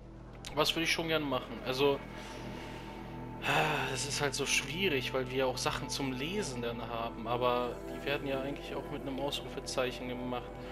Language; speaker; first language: German; native; German